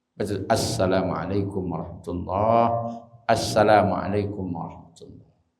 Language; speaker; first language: Malay; non-native, local second language; Minangkabau